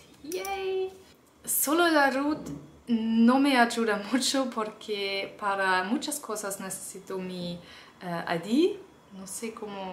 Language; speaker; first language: Spanish; non-native, learner; German